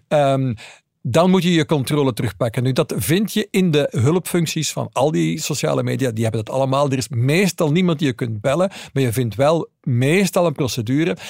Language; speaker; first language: Dutch; native; Dutch